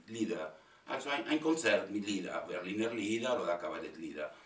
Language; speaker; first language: German; non-native, learner; Spanish